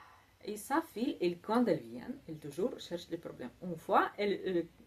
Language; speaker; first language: French; non-native, learner; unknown